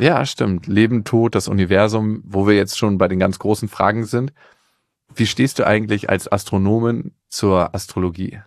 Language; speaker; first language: German; native; German